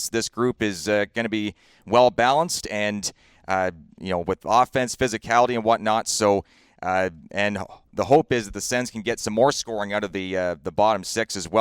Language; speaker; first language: English; native; English